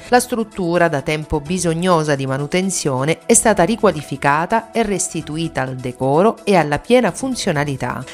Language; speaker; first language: Italian; native; Italian